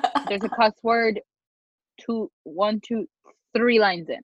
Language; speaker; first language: English; native; English